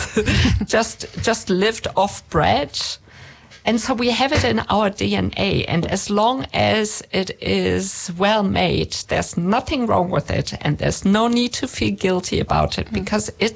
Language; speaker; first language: English; non-native, fluent; German